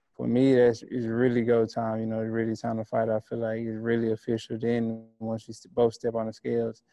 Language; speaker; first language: English; native; English